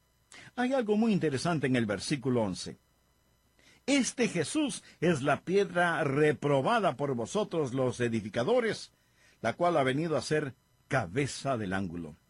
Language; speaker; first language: Spanish; native; Spanish